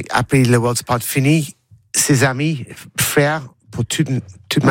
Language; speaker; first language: French; non-native, learner; English